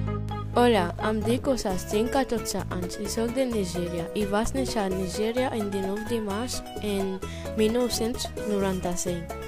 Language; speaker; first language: Catalan; non-native, learner; Bini